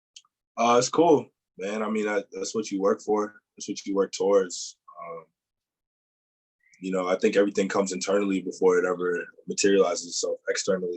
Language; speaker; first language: English; native; English